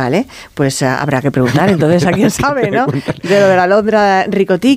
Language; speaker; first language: Spanish; native; Spanish